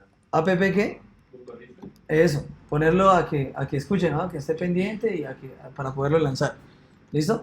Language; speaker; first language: Spanish; native; Spanish